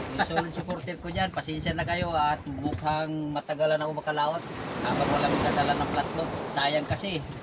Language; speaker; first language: Filipino; non-native, local second language; Cebuano